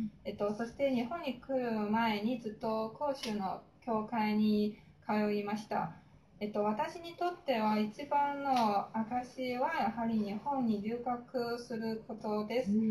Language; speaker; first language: Japanese; non-native, fluent; Chinese